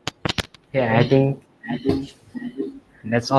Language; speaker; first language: English; non-native, learner; Indonesian